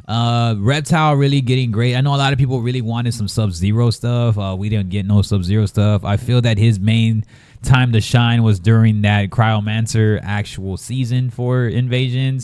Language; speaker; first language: English; native; English